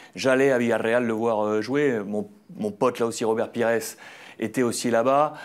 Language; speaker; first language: French; native; French